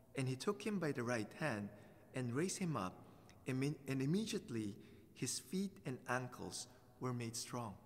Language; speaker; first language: English; non-native, local second language; Filipino